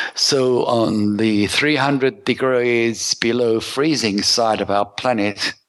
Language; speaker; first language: English; native; English